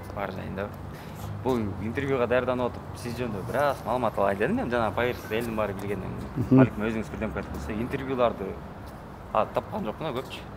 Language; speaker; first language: Kyrgyz; native; Kyrgyz